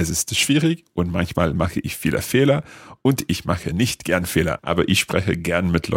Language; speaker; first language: German; non-native, learner; English